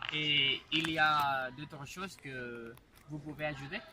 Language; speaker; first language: French; non-native, learner; Spanish